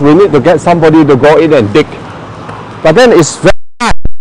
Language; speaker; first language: English; non-native, local second language; Chinese